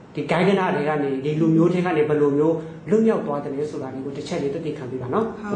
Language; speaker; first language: Burmese; native; Burmese